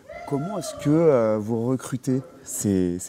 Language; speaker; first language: French; native; French